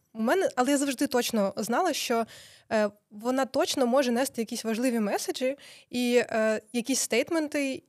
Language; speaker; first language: Ukrainian; native; Ukrainian